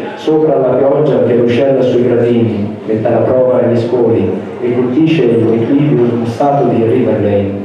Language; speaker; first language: Italian; native; Italian